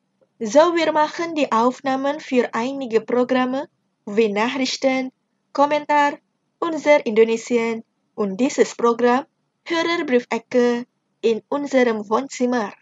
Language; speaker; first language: German; non-native, fluent; Indonesian